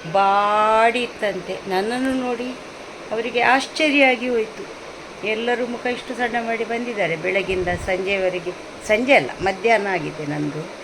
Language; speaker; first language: Kannada; non-native, local second language; Konkani